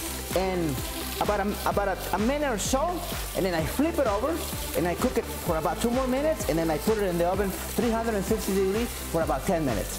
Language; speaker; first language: English; non-native, fluent; Spanish